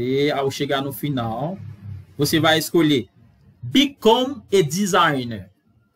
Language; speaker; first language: Portuguese; non-native, fluent; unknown